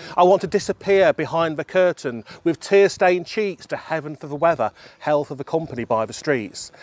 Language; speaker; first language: English; native; English